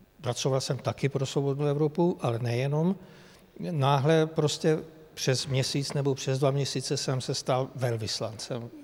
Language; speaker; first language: Czech; non-native, fluent; Hungarian